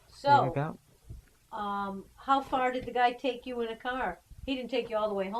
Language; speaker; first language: English; native; English